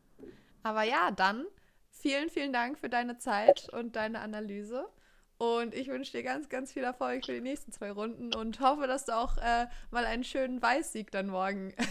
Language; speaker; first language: German; native; German